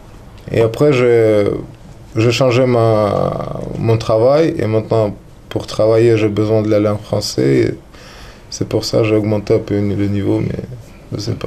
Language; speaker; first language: French; non-native, learner; Russian